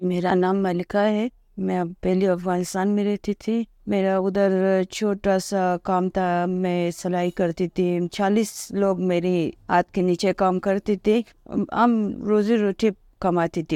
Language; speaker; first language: Hindi; non-native, learner; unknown